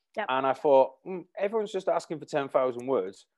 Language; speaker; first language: English; native; English